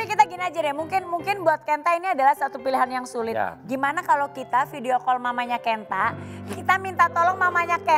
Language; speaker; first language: Indonesian; native; Indonesian